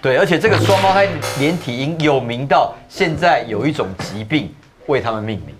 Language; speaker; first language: Chinese; native; Chinese